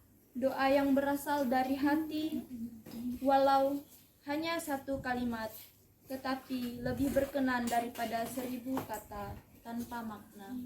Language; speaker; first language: Indonesian; native; Indonesian